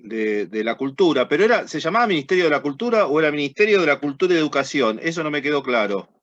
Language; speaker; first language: Spanish; native; Spanish